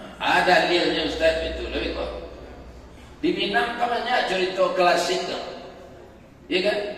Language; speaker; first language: Malay; non-native, local second language; Minangkabau